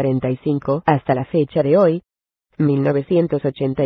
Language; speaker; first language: Spanish; native; Spanish